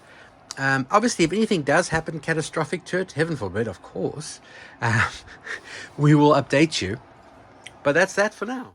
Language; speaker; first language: English; native; English